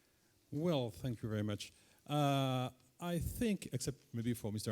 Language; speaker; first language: English; non-native, fluent; French